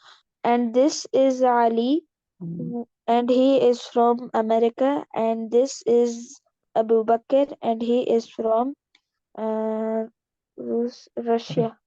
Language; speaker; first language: English; non-native, local second language; Urdu